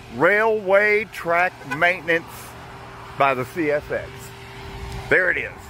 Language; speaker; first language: English; native; English